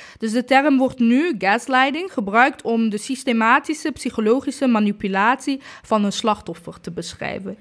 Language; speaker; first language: Dutch; early bilingual, other home language; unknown